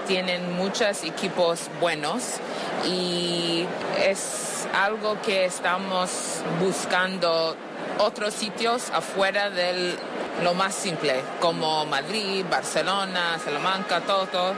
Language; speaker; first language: Spanish; non-native, learner; English